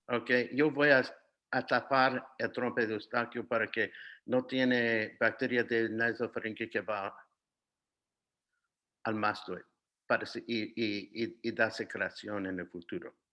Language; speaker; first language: Spanish; non-native, fluent; English